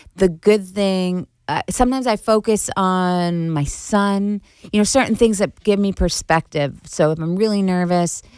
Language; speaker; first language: English; native; English